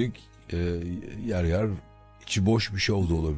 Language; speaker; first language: Turkish; native; Turkish